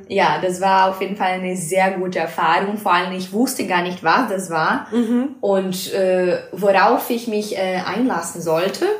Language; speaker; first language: German; non-native, fluent; Portuguese